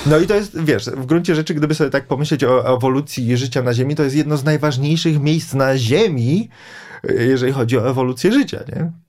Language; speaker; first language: Polish; native; Polish